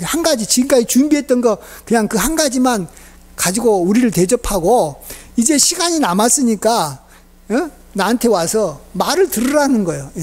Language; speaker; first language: Korean; native; Korean